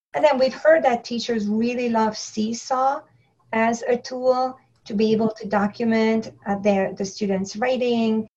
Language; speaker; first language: English; non-native, fluent; Hungarian